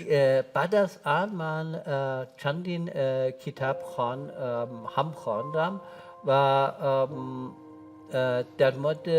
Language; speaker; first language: Persian; non-native, learner; German